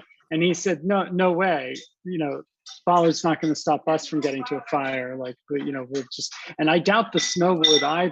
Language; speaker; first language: English; native; English